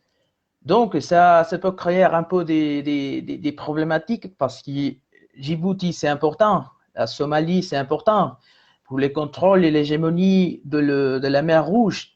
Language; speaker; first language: French; non-native, fluent; Spanish